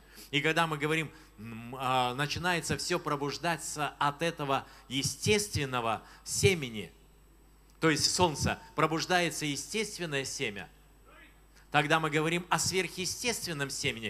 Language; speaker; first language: Russian; native; Russian